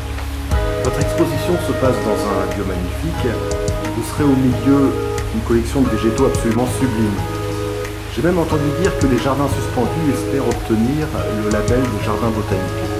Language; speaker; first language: French; native; French